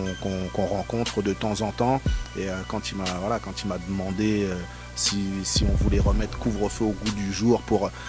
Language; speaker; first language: French; native; French